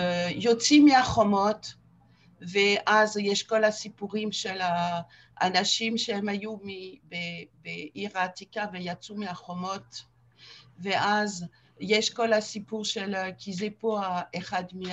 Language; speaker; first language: Hebrew; non-native, fluent; French